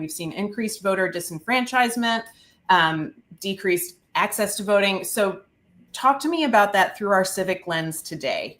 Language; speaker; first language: English; native; English